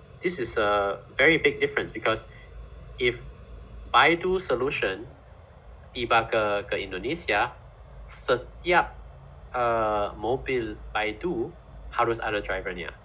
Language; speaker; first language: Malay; non-native, fluent; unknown